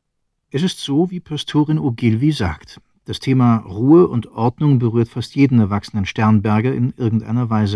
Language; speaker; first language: German; native; German